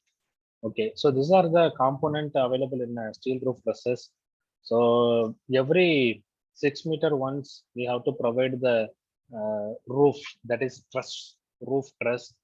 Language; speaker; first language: English; non-native, local second language; Tamil